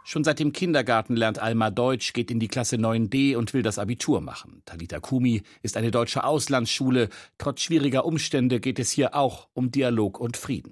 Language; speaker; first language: German; native; German